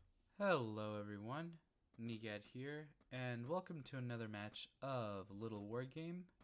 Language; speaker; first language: English; native; English